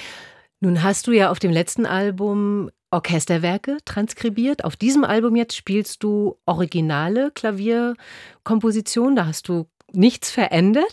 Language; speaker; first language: German; native; German